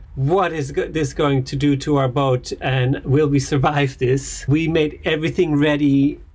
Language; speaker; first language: English; non-native, fluent; Dutch